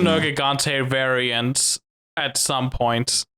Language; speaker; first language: English; native; English